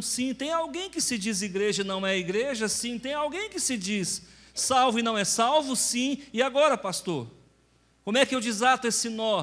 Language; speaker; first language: Portuguese; native; Portuguese